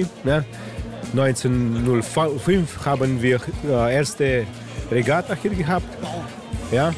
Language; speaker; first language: German; non-native, learner; Slovenian